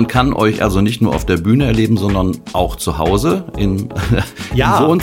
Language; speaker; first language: German; native; German